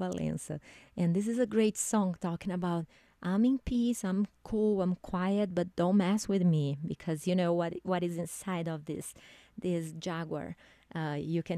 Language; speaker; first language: English; non-native, fluent; Portuguese